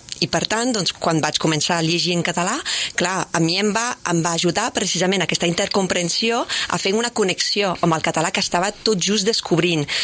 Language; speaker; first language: Catalan; non-native, fluent; French